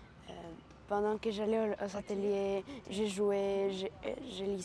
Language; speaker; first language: French; early bilingual, other home language; Spanish